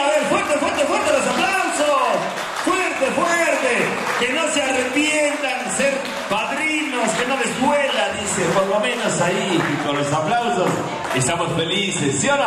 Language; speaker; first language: Spanish; native; Spanish